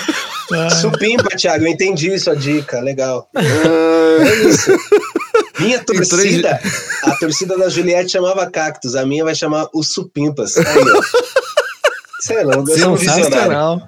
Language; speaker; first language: Portuguese; native; Portuguese